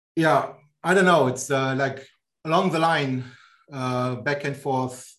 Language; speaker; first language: English; non-native, fluent; German